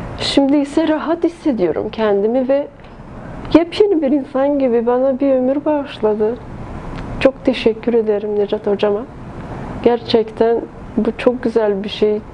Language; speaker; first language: Turkish; early bilingual, heritage; Turkish